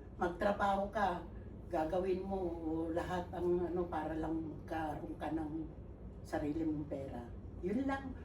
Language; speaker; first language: Filipino; non-native, local second language; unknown